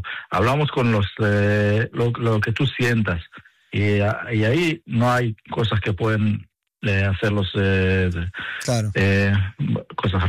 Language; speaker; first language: Spanish; early bilingual, heritage; Spanish